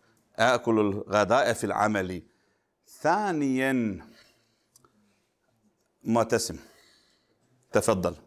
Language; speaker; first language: Arabic; non-native, fluent; Bosnian